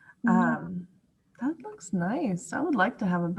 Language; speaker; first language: English; non-native, fluent; Spanish